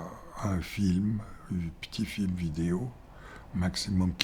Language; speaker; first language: French; non-native, fluent; Bulgarian